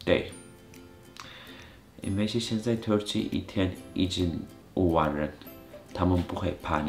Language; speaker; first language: Chinese; non-native, fluent; Turkish